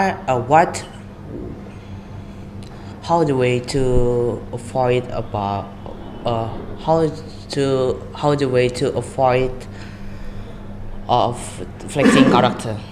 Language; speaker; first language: English; non-native, learner; Indonesian